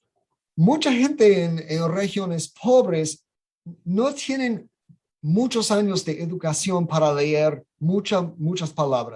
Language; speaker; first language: Spanish; non-native, fluent; English